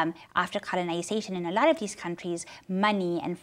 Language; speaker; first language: English; non-native, local second language; Urdu